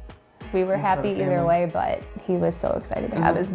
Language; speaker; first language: English; native; English